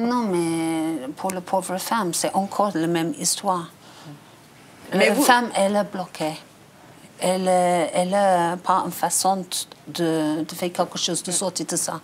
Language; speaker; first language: French; non-native, learner; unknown